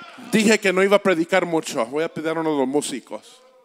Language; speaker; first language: Spanish; native; Spanish